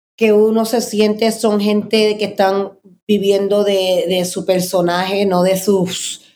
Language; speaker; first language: Spanish; early bilingual, heritage; Spanish